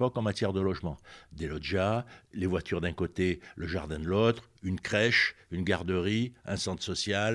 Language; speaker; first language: French; native; French